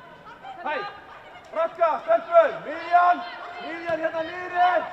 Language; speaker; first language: Icelandic; non-native, learner; Swedish